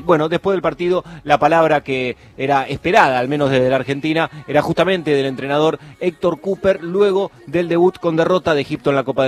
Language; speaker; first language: Spanish; native; Spanish